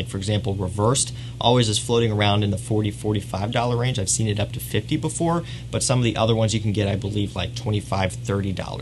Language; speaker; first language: English; native; English